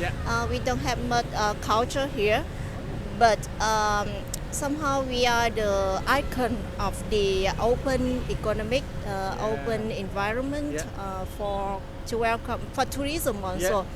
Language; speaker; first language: English; non-native, local second language; Vietnamese